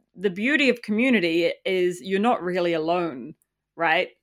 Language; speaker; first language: English; native; English